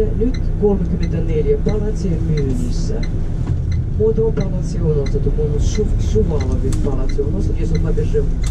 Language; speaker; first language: Finnish; non-native, fluent; Russian